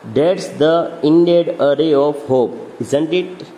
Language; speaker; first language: English; non-native, local second language; Gujarati